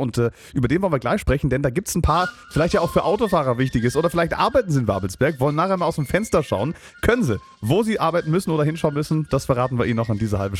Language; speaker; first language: German; native; German